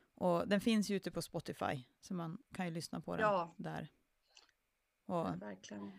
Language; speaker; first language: Swedish; native; Swedish